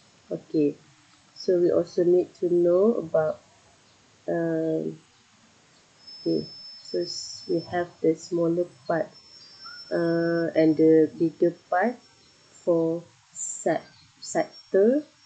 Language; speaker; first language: English; non-native, local second language; Malay